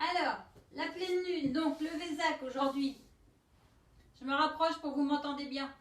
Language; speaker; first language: French; native; French